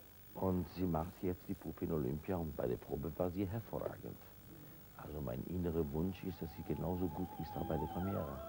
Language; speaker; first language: German; non-native, fluent; Italian